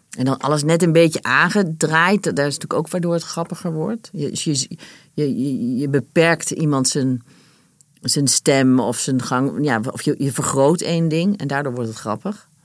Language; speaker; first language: Dutch; native; Dutch